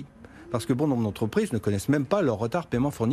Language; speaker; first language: French; native; French